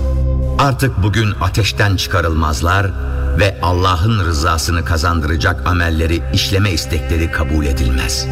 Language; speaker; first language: Turkish; native; Turkish